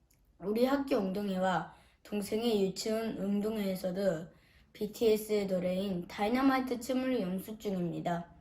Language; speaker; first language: Korean; early bilingual, heritage; Korean